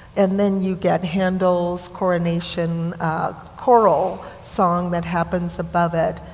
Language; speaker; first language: English; native; English